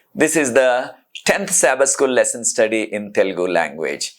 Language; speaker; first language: English; non-native, local second language; Telugu